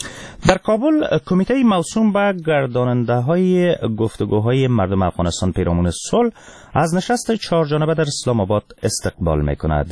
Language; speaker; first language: Persian; native; Persian